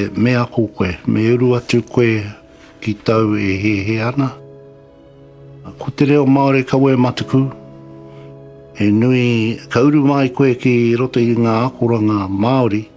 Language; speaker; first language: Māori; non-native, local second language; English